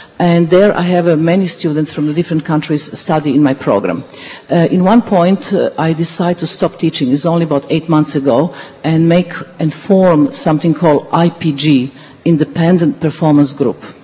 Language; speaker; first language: English; non-native, fluent; Dutch